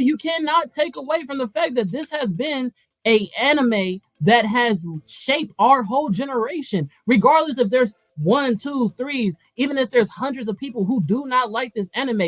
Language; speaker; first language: English; native; English